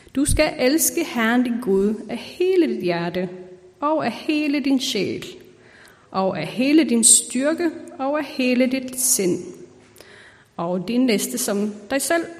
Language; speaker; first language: Danish; non-native, fluent; Icelandic